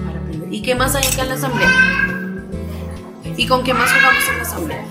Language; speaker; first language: Spanish; native; Spanish